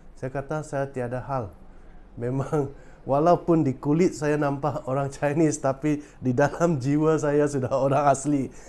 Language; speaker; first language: Malay; non-native, local second language; Chinese